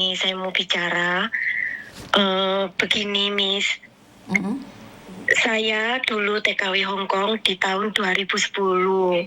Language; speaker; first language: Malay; non-native, local second language; Javanese